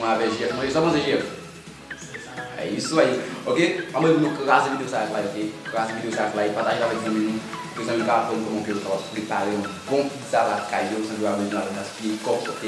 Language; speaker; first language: Portuguese; non-native, learner; Haitian Creole